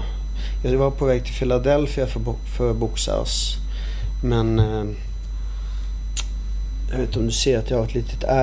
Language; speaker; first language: Swedish; early bilingual, other home language; Arabic